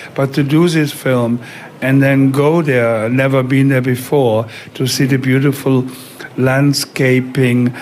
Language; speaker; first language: English; non-native, fluent; German